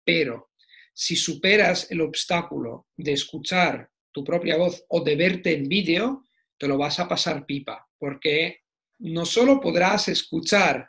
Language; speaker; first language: Spanish; non-native, fluent; Italian